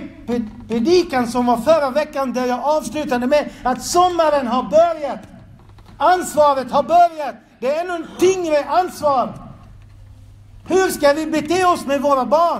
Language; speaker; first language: Swedish; non-native, fluent; Arabic